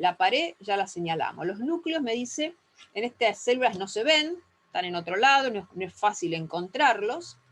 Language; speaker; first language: Spanish; native; Spanish